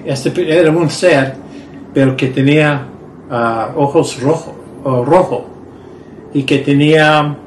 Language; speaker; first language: Spanish; early bilingual, heritage; Spanish